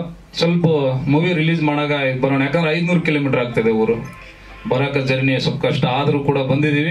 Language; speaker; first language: Kannada; native; Kannada